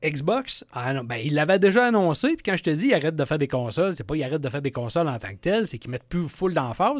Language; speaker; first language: French; native; French